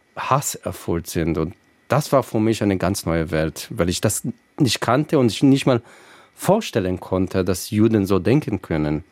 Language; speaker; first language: German; non-native, fluent; Hebrew